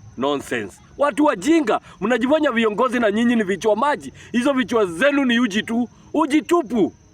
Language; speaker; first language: Swahili; non-native, local second language; Kikuyu